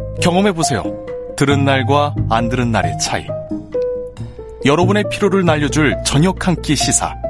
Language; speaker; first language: Korean; native; Korean